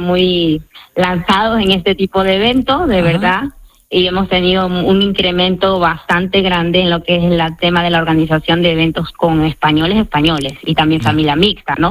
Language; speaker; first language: Spanish; native; Spanish